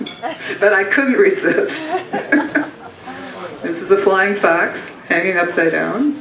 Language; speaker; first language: English; native; English